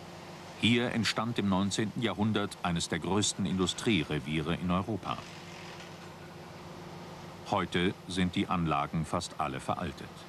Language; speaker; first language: German; native; German